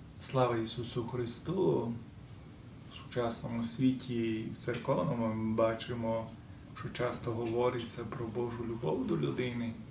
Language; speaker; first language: Ukrainian; native; Ukrainian